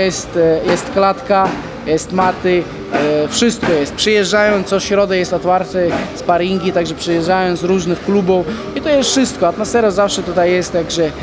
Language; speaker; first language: Polish; non-native, fluent; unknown